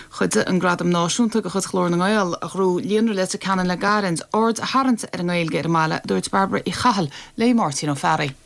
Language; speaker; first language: Irish; native; Irish